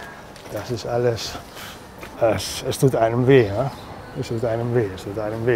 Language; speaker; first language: German; non-native, fluent; Spanish